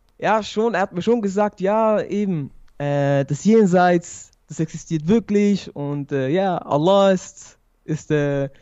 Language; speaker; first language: German; early bilingual, other home language; Italian